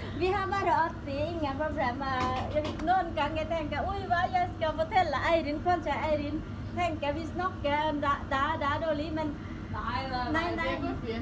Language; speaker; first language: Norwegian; non-native, learner; Thai